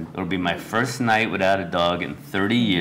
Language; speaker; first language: English; native; English